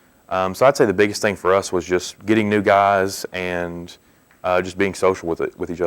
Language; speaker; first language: English; native; English